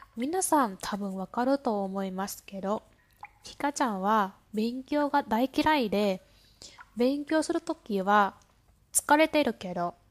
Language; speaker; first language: Japanese; non-native, fluent; Vietnamese